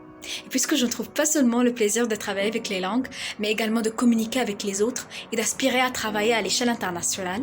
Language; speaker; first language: French; non-native, fluent; Arabic